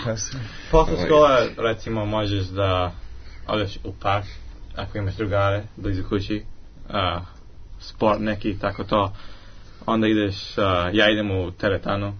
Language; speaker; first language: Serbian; early bilingual, heritage; English